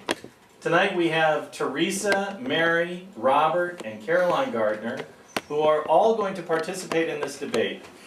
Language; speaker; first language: English; native; English